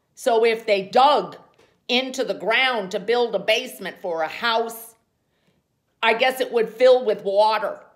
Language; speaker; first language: English; native; English